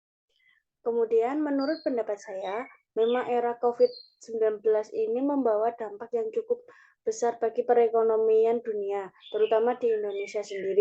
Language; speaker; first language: Indonesian; native; Indonesian